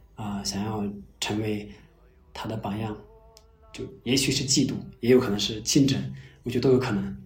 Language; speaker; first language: Chinese; non-native, local second language; Tibetan